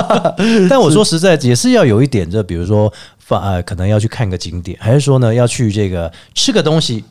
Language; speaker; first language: Chinese; native; Chinese